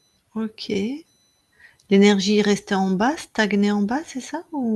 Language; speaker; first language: French; native; French